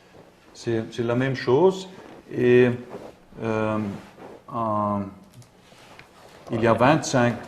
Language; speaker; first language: French; non-native, learner; German